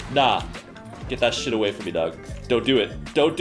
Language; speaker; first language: English; native; English